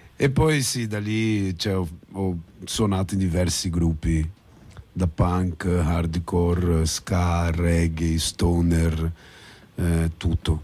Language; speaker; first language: Italian; non-native, fluent; Portuguese